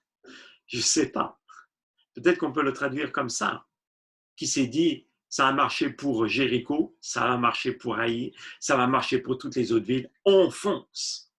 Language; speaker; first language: French; native; French